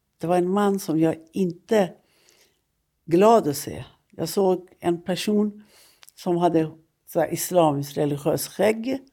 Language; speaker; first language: Swedish; non-native, fluent; Persian